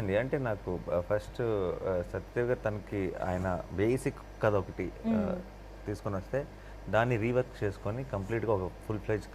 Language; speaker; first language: Telugu; native; Telugu